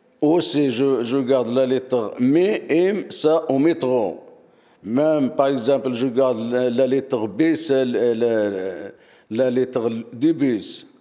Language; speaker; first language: French; non-native, learner; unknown